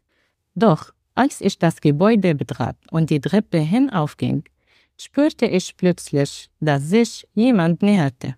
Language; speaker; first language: German; non-native, learner; Arabic